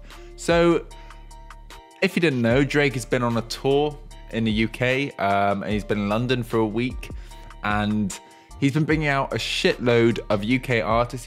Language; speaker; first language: English; native; English